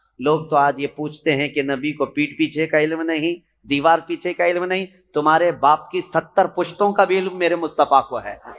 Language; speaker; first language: Urdu; native; Urdu